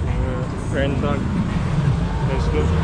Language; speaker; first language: English; non-native, learner; Turkish